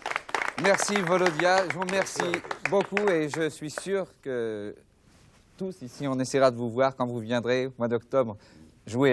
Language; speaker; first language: French; native; French